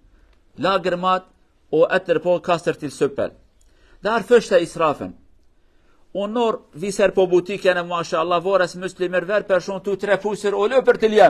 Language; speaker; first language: Norwegian; non-native, learner; Kurdish